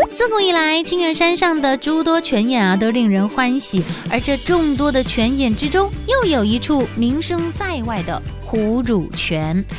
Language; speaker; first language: Chinese; native; Chinese